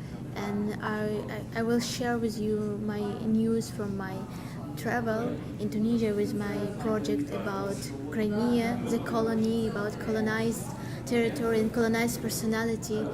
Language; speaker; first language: English; non-native, learner; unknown